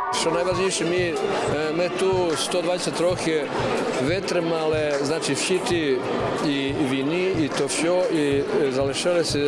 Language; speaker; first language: Ukrainian; early bilingual, heritage; Ukrainian